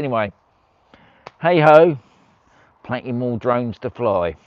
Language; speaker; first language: English; native; English